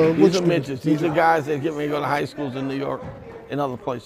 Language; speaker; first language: English; native; English